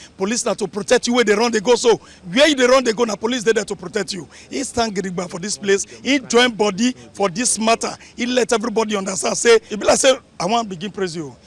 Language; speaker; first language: Nigerian Pidgin; native; Nigerian Pidgin